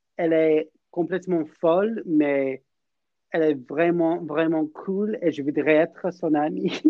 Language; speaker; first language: French; non-native, learner; English